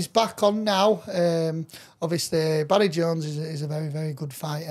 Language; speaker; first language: English; native; English